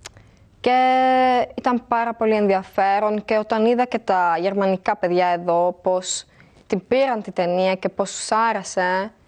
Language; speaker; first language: Greek; early bilingual, heritage; Greek